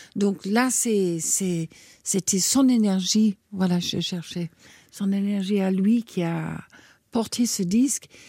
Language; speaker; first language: French; non-native, fluent; English